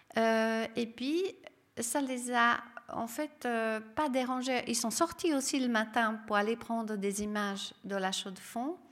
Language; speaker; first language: French; non-native, fluent; Serbian